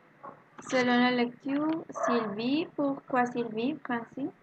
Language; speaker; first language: French; non-native, learner; Spanish